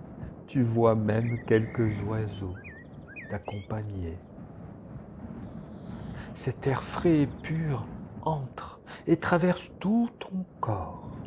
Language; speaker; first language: French; native; French